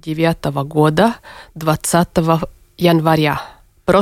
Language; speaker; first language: Russian; non-native, local second language; Latvian